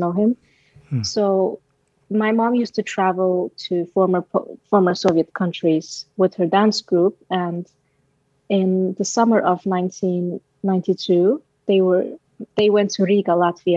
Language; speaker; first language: English; non-native, fluent; Danish